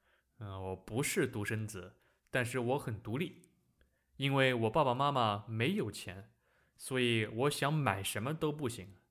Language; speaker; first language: Chinese; non-native, learner; English